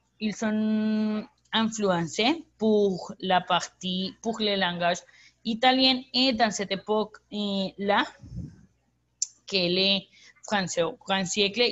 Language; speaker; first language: French; non-native, learner; Spanish